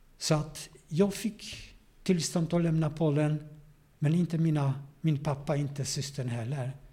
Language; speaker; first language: Swedish; non-native, fluent; Polish